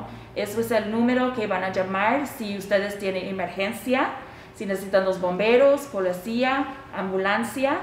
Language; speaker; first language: Spanish; early bilingual, heritage; Spanish